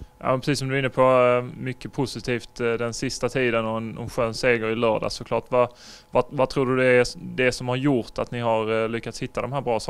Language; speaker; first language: Swedish; native; Swedish